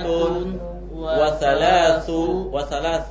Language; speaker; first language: Arabic; non-native, learner; Indonesian